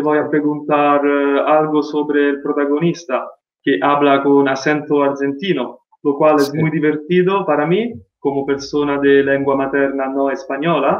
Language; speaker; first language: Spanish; non-native, fluent; Italian